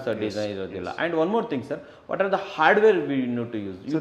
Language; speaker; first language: Kannada; native; Kannada